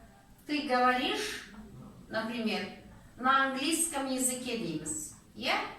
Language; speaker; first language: Russian; non-native, local second language; Kazakh